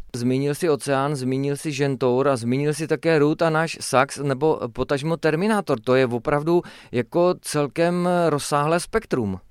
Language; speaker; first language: Czech; native; Czech